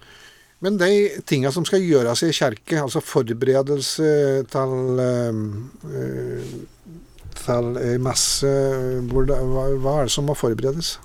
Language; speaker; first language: Norwegian; native; Norwegian